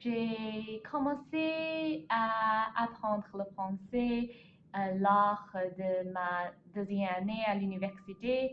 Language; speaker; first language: French; non-native, learner; Chinese